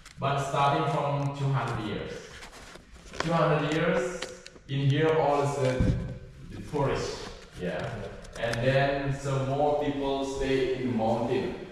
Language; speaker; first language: English; non-native, learner; Balinese